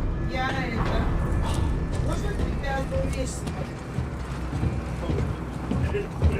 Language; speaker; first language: Russian; non-native, learner; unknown